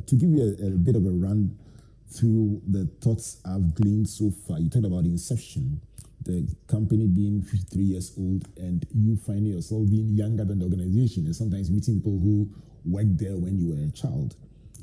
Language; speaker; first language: English; non-native, local second language; Akan